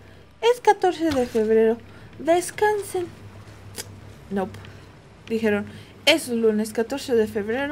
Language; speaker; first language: Spanish; native; Spanish